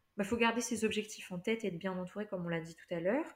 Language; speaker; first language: French; native; French